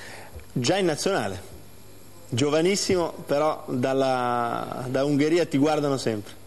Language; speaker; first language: Italian; native; Italian